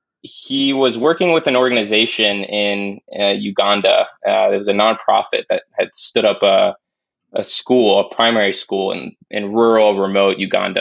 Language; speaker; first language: English; native; English